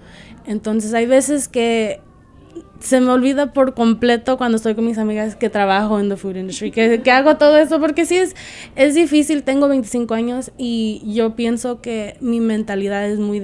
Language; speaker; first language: Spanish; early bilingual, heritage; Spanish